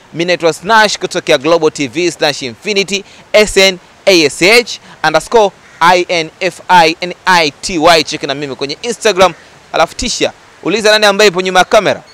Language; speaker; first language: Swahili; native; Swahili